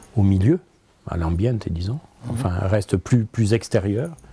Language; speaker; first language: French; native; French